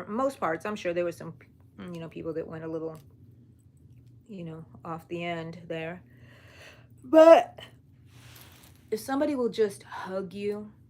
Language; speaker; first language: English; native; English